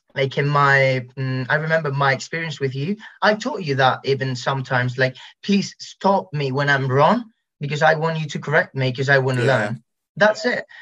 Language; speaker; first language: English; non-native, fluent; Spanish